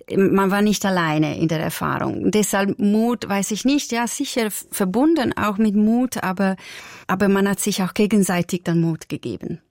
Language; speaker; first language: German; non-native, local second language; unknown